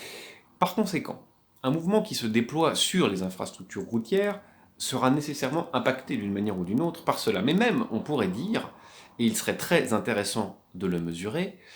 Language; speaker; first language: French; native; French